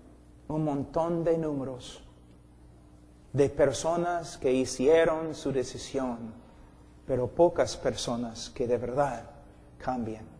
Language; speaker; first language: Spanish; non-native, fluent; English